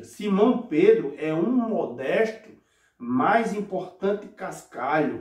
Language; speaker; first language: Portuguese; native; Portuguese